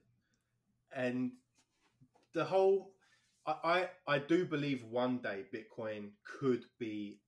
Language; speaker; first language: English; native; English